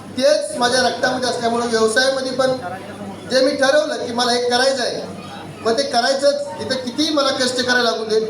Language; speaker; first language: Marathi; native; Marathi